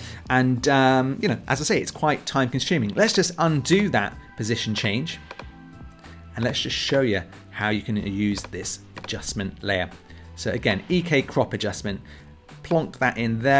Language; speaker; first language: English; native; English